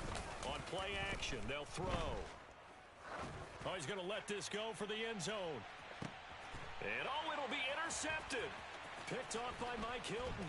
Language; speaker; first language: English; native; English